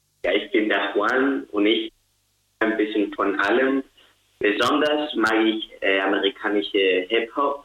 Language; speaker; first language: German; non-native, fluent; Spanish